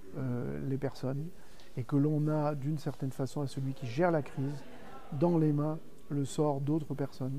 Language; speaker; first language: French; native; French